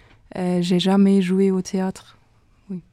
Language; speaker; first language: French; non-native, fluent; German